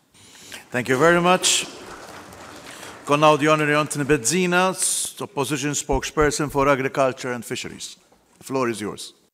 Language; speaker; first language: English; non-native, local second language; Maltese